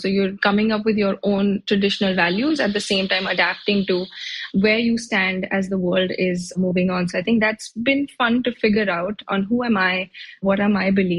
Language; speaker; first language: English; non-native, local second language; Hindi